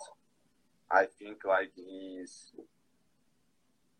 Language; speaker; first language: English; non-native, fluent; Portuguese